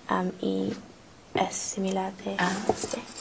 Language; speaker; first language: Spanish; non-native, learner; English